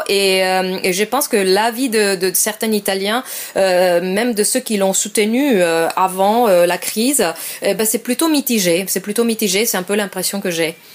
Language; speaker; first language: French; non-native, fluent; Italian